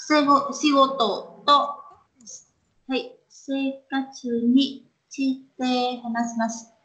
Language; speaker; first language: Japanese; non-native, learner; Vietnamese